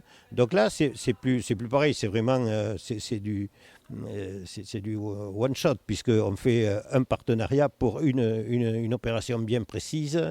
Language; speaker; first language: French; native; French